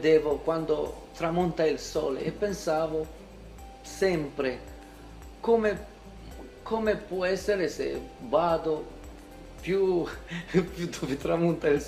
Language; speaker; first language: Italian; non-native, fluent; Romanian